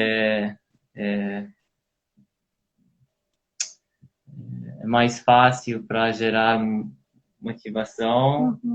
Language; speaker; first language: Portuguese; non-native, learner; Polish